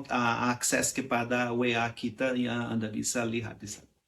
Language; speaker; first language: Indonesian; non-native, learner; Portuguese